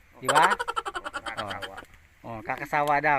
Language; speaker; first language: Filipino; non-native, local second language; Bikol